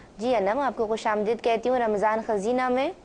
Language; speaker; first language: Urdu; native; Urdu